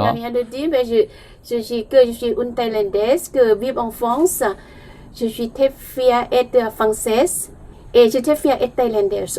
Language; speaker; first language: French; non-native, learner; Thai